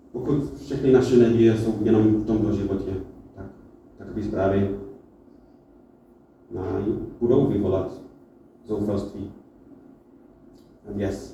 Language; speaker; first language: Czech; non-native, fluent; English